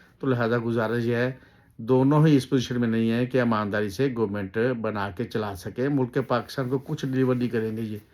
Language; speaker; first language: Urdu; native; Urdu